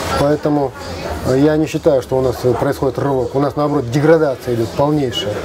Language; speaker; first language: Russian; non-native, local second language; Kazakh